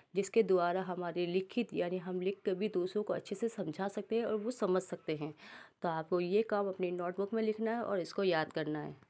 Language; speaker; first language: Hindi; native; Hindi